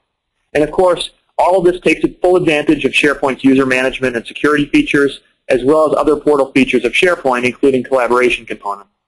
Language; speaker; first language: English; native; English